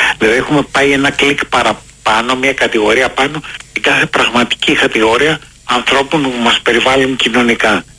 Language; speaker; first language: Greek; native; Greek